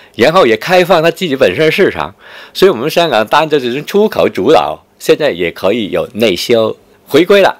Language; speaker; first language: Chinese; non-native, fluent; Cantonese